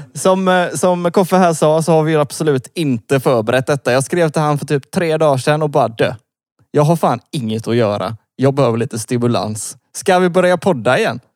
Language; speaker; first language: Swedish; native; Swedish